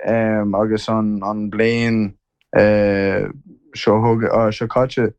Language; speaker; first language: Irish; non-native, learner; English